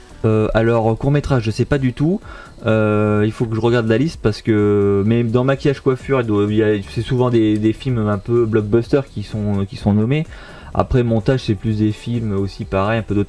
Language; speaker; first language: French; native; French